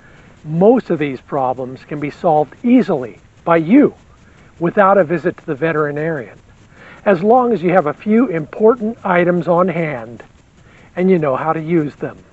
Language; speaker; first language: English; native; English